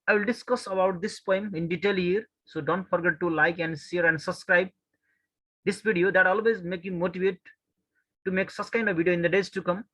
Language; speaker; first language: English; non-native, local second language; Nepali